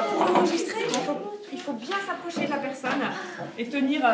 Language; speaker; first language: French; native; French